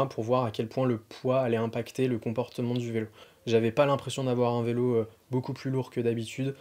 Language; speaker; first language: French; native; French